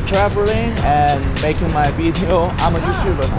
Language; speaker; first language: English; non-native, learner; Korean